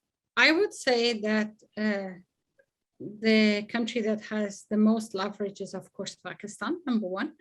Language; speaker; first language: English; non-native, fluent; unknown